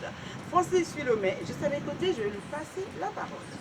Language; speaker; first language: French; native; French